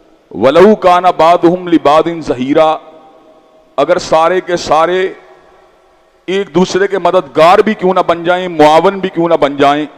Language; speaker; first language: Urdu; native; Urdu